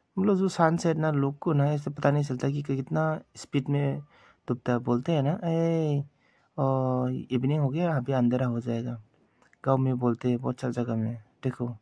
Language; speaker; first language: Hindi; non-native, local second language; Bodo